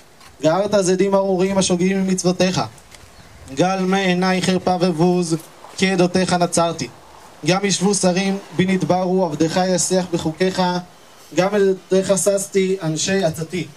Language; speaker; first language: Hebrew; native; Hebrew